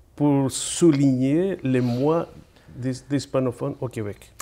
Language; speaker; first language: French; non-native, fluent; Spanish